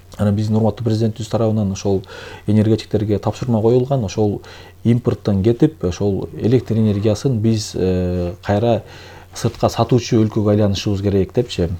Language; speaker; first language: Kyrgyz; native; Kyrgyz